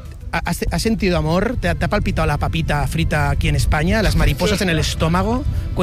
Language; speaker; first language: Spanish; native; Spanish